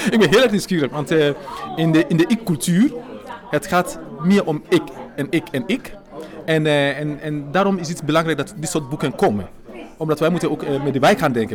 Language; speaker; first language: Dutch; non-native, fluent; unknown